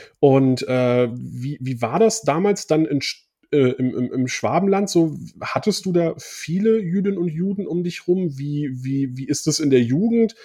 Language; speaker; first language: German; native; German